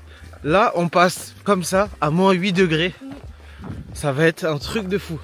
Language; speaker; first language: French; native; French